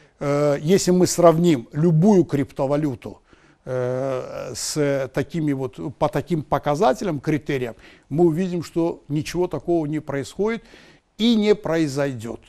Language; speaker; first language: Russian; non-native, local second language; Azerbaijani